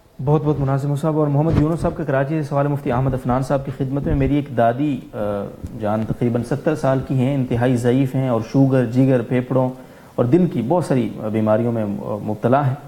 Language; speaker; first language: Urdu; native; Urdu